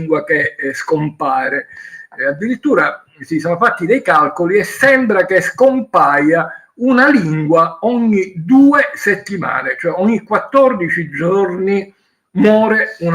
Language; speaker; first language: Italian; native; Italian